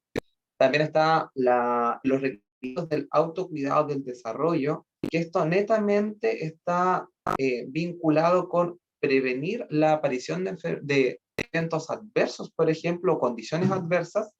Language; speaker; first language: Spanish; native; Spanish